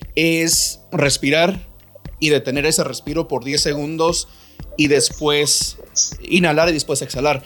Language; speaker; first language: Spanish; native; Spanish